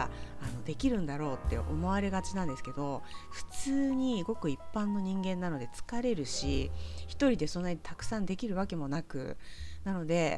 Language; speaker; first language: Japanese; native; Japanese